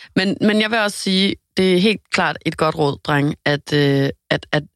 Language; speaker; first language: Danish; non-native, fluent; Spanish